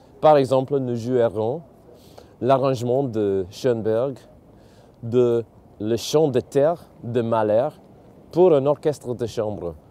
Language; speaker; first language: French; non-native, fluent; English